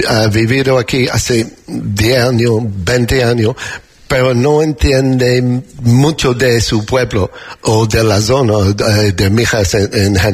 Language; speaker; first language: Spanish; non-native, learner; English